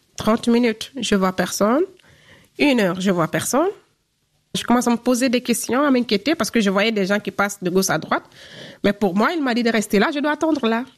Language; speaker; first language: French; non-native, local second language; Fula